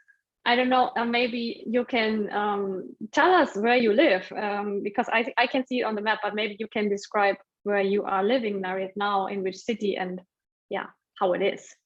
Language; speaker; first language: English; non-native, fluent; German